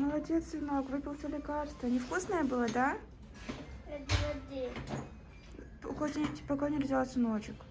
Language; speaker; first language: Russian; native; Russian